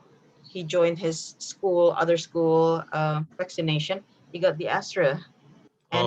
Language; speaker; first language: English; non-native, fluent; Indonesian